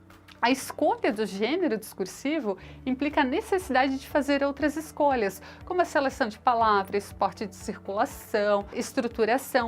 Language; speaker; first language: Portuguese; native; Portuguese